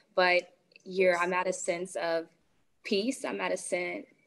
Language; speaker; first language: English; native; English